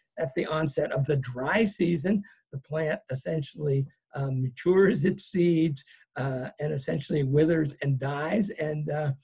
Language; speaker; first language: English; native; English